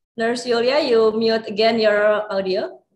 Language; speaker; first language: English; non-native, learner; Indonesian